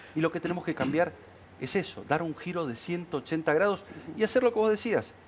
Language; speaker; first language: Spanish; native; Spanish